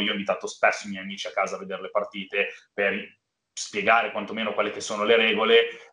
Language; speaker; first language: Italian; native; Italian